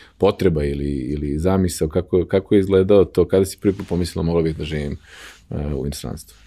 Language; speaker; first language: Serbian; native; Serbian